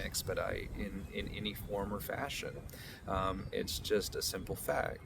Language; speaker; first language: English; native; English